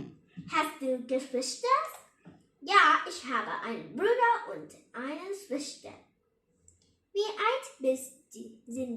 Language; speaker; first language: German; non-native, learner; Vietnamese